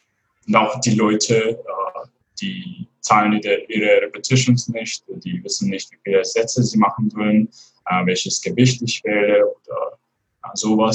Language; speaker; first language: German; non-native, fluent; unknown